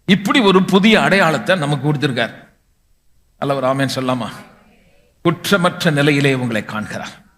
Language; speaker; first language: Tamil; non-native, local second language; Malayalam